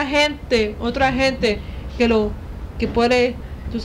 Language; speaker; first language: Spanish; early bilingual, heritage; Spanish